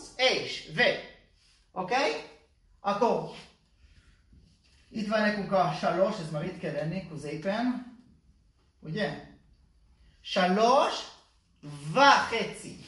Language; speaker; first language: Hungarian; non-native, learner; Hebrew